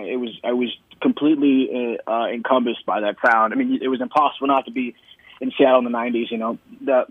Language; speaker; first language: English; native; English